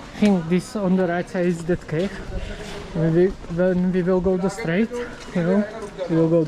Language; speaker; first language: English; non-native, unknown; Slovak